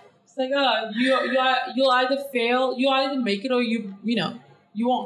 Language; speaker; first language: English; non-native, fluent; Danish